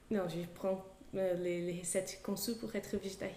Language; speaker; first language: French; non-native, fluent; Portuguese